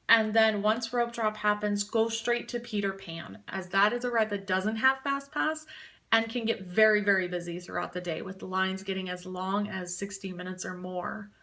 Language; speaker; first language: English; native; English